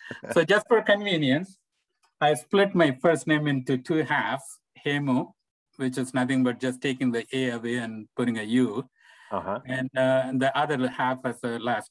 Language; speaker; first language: English; non-native, local second language; Tamil